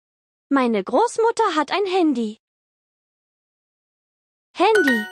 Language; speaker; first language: German; non-native, learner; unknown